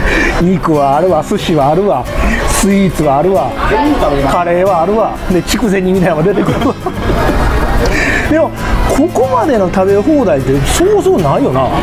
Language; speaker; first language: Japanese; native; Japanese